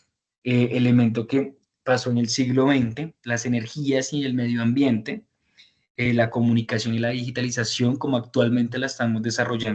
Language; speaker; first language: Spanish; native; Spanish